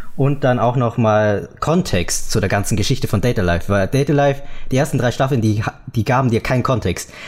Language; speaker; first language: German; early bilingual, other home language; Vietnamese